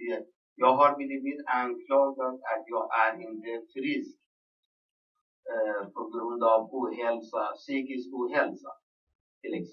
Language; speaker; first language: Swedish; non-native, local second language; Persian